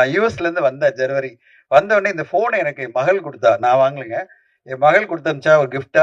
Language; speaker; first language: Tamil; native; Tamil